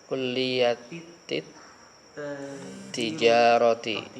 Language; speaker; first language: Arabic; non-native, fluent; Indonesian